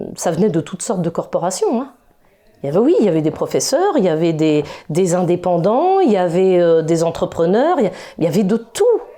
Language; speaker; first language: French; native; French